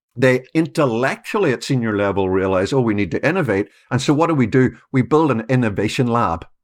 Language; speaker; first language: English; native; English